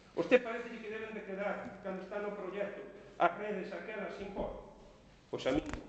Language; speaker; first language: Spanish; non-native, local second language; Galician